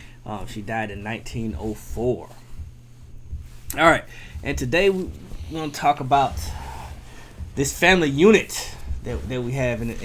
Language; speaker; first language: English; native; English